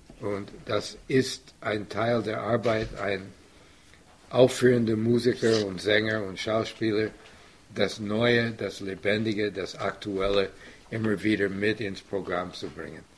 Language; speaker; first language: German; non-native, fluent; English